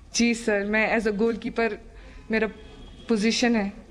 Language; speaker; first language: Hindi; native; Hindi